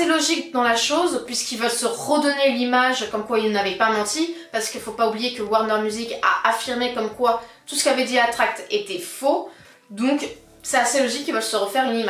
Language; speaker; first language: French; native; French